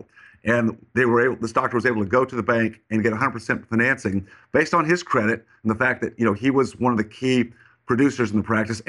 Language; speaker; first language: English; native; English